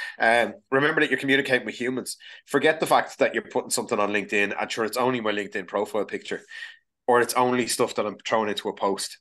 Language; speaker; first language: English; native; English